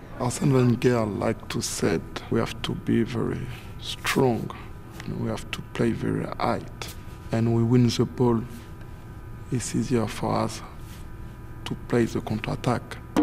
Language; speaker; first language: English; non-native, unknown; French